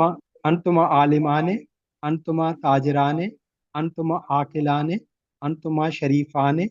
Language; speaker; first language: Arabic; non-native, learner; Urdu